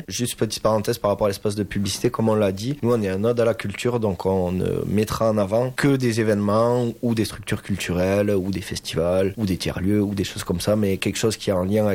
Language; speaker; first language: French; native; French